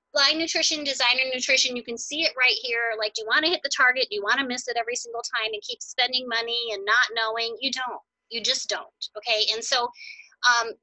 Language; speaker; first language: English; native; English